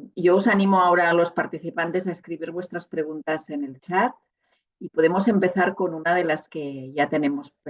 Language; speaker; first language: Spanish; non-native, local second language; Catalan